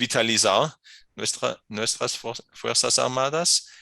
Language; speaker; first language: Spanish; non-native, fluent; German